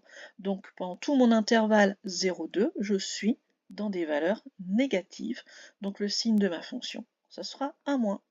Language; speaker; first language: French; native; French